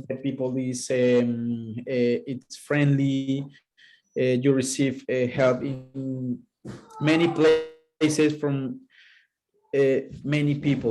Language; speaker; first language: English; non-native, learner; Spanish